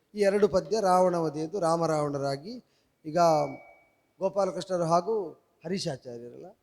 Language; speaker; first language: Kannada; native; Kannada